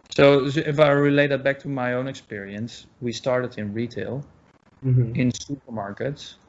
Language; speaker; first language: English; non-native, fluent; Dutch